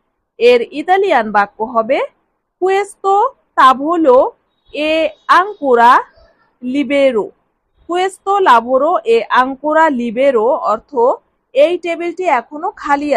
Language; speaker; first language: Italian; non-native, fluent; Bangla